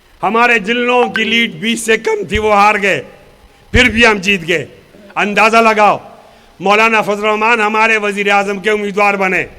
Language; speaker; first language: Urdu; non-native, local second language; Pashto